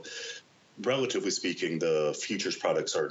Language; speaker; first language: English; native; English